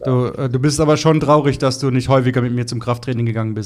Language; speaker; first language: German; native; German